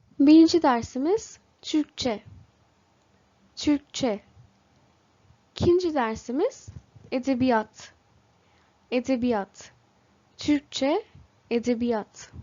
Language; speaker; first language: Turkish; non-native, fluent; Bangla